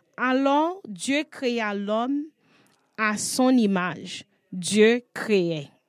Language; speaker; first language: French; non-native, learner; English